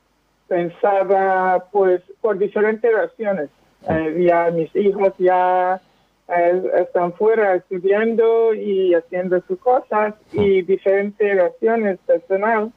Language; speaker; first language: Spanish; non-native, fluent; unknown